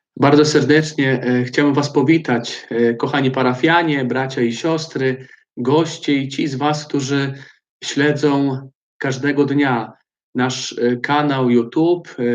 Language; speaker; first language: Polish; native; Polish